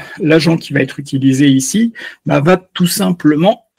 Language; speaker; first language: French; native; French